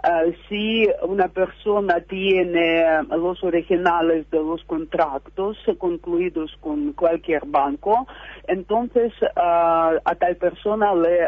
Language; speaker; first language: Spanish; non-native, fluent; Russian